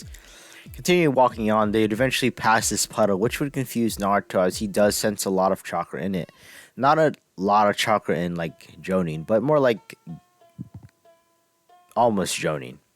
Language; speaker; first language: English; native; English